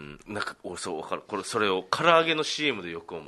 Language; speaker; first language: Japanese; native; Japanese